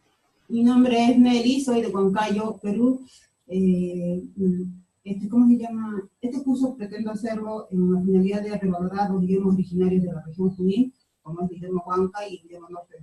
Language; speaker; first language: Spanish; native; Spanish